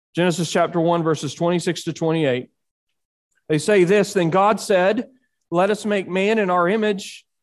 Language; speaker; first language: English; early bilingual, other home language; Spanish